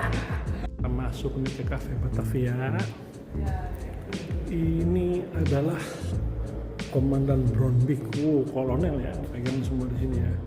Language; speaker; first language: Indonesian; native; Indonesian